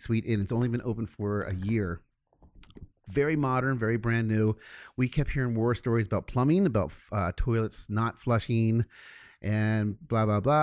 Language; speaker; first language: English; native; English